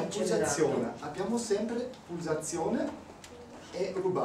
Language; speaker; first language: Italian; non-native, learner; German